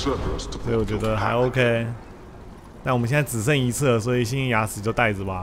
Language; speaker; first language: Chinese; native; Chinese